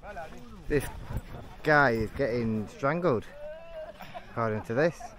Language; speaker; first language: English; native; English